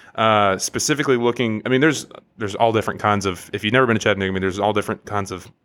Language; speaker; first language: English; native; English